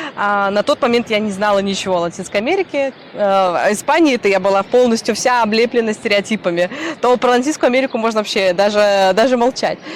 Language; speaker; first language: Russian; native; Russian